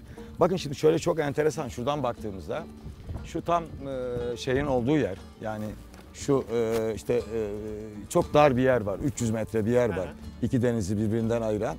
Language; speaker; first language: Turkish; native; Turkish